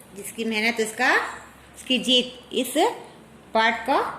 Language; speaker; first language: Hindi; non-native, local second language; Kannada